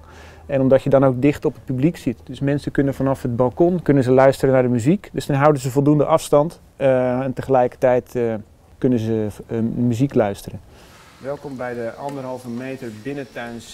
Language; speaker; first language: Dutch; native; Dutch